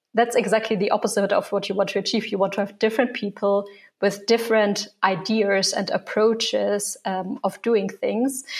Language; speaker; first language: English; non-native, fluent; German